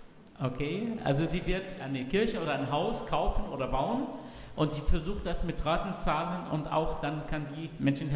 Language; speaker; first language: German; non-native, fluent; Arabic